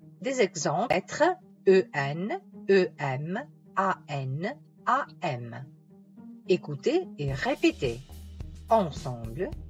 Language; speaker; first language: French; non-native, fluent; Italian